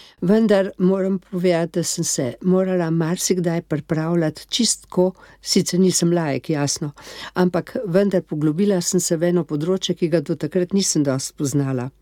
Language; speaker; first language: Slovenian; native; Slovenian